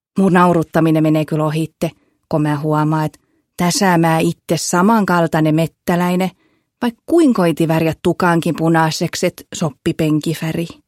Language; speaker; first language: Finnish; native; Finnish